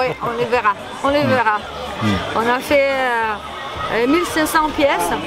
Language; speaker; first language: French; non-native, fluent; Ukrainian